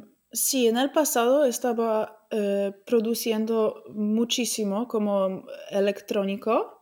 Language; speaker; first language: Spanish; non-native, fluent; English